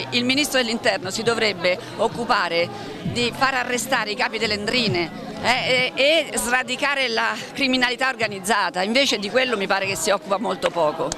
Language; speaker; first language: Italian; native; Italian